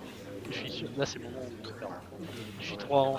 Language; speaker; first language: French; native; French